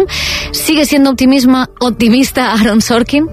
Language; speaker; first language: Spanish; native; Spanish